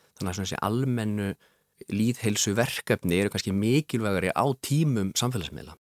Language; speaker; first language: Icelandic; native; Icelandic